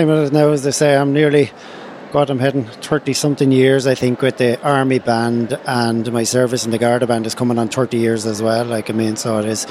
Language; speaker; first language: English; native; English